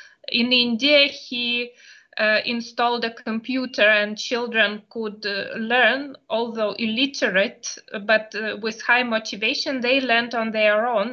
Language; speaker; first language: English; non-native, fluent; Lithuanian